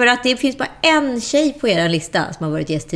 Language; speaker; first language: Swedish; native; Swedish